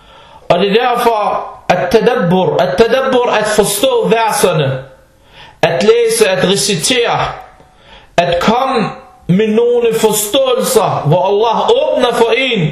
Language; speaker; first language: Danish; non-native, fluent; Arabic